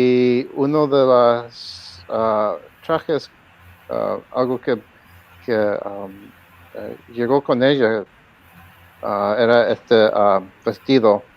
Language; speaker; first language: Spanish; early bilingual, heritage; Spanish